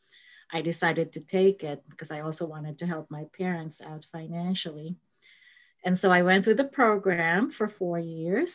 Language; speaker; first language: English; non-native, local second language; Filipino